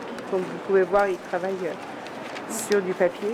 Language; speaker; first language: French; non-native, fluent; Persian